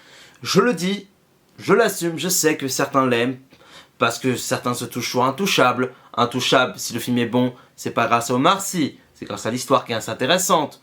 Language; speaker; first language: French; native; French